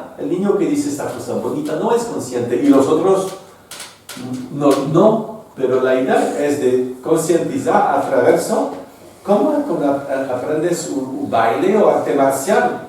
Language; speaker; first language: Spanish; non-native, fluent; French